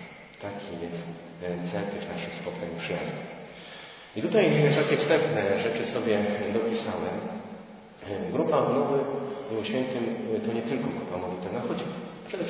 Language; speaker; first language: Polish; native; Polish